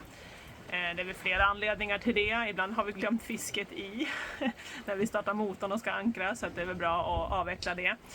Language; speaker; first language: Swedish; native; Swedish